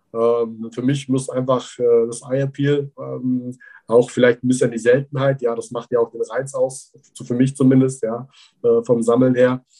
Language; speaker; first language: German; native; German